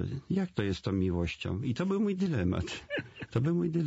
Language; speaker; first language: Polish; native; Polish